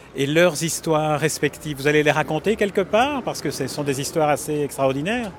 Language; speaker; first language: French; native; French